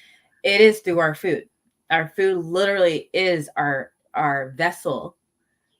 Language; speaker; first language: English; native; English